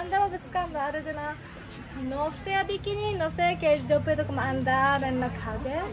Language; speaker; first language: Spanish; non-native, learner; Japanese